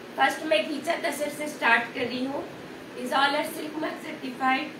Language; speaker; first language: Hindi; non-native, local second language; Bangla